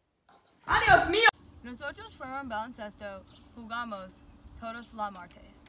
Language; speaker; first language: Spanish; non-native, learner; English